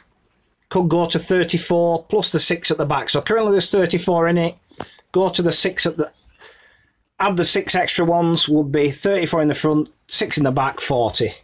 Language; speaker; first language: English; native; English